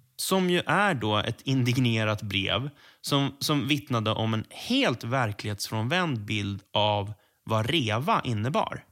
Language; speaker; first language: Swedish; native; Swedish